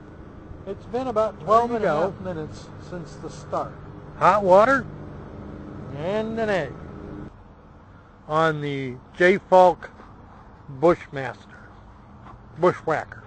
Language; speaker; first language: English; native; English